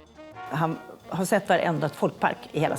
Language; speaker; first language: Swedish; native; Swedish